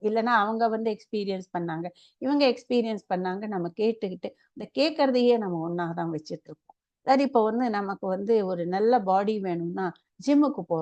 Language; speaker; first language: Tamil; native; Tamil